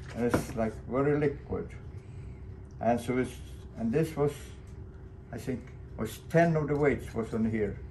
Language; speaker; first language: English; non-native, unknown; Swedish